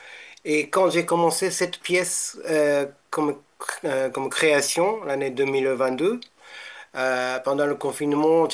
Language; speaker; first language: French; non-native, fluent; Japanese